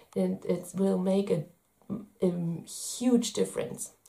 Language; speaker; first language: English; non-native, fluent; German